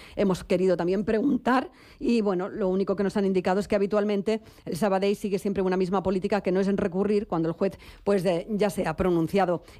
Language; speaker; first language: Spanish; non-native, local second language; Catalan